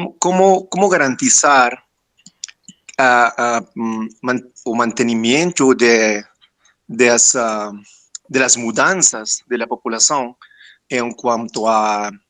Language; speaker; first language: Portuguese; non-native, fluent; Spanish